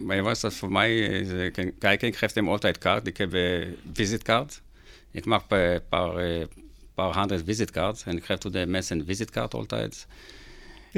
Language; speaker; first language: Dutch; non-native, learner; Hebrew